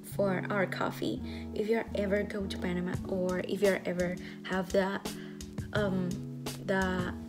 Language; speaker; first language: English; non-native, fluent; Spanish